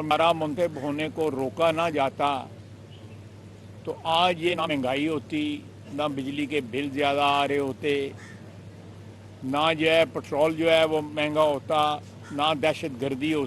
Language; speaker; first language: Urdu; non-native, local second language; Punjabi